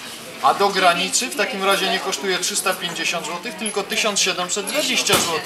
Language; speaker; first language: Polish; native; Polish